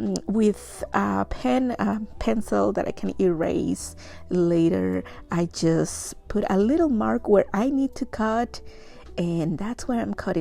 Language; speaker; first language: English; non-native, fluent; Spanish